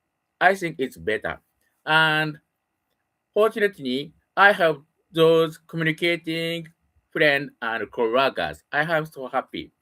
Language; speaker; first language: English; non-native, learner; Japanese